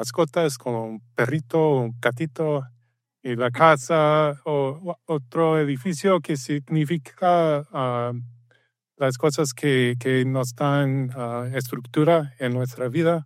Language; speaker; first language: Spanish; non-native, learner; English